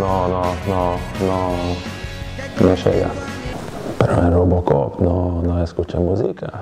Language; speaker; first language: Spanish; non-native, fluent; Hungarian